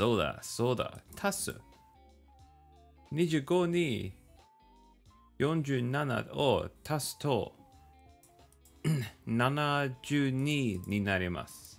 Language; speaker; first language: Japanese; non-native, learner; English